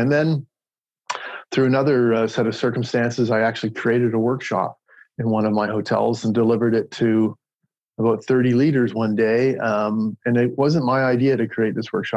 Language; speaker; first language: English; native; English